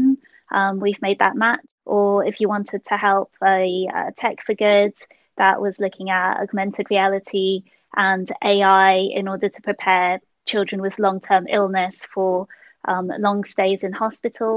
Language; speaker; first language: English; native; English